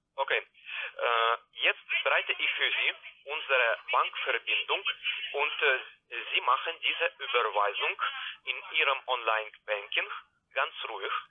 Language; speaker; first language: German; non-native, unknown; Bulgarian